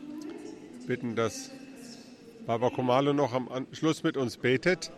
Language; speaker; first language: German; early bilingual, heritage; German